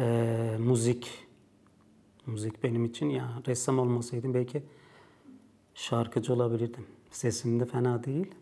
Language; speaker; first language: Turkish; non-native, fluent; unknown